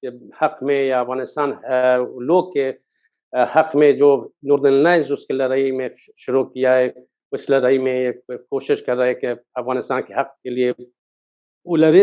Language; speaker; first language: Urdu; non-native, fluent; Persian